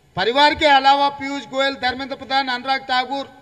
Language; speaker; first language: Hindi; non-native, local second language; Telugu